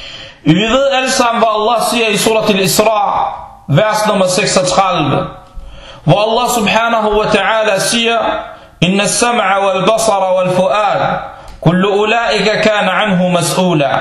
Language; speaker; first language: Danish; non-native, fluent; Arabic